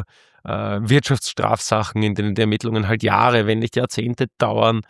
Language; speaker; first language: German; native; German